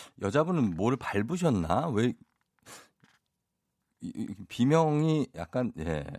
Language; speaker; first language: Korean; native; Korean